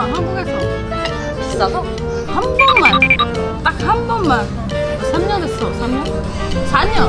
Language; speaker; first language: Korean; non-native, learner; Portuguese